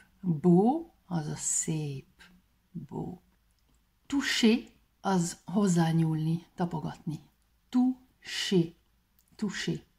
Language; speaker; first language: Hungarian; native; Hungarian